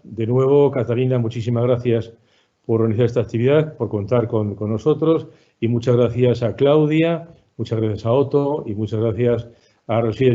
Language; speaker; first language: Spanish; native; Spanish